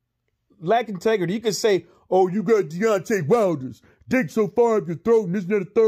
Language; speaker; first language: English; native; English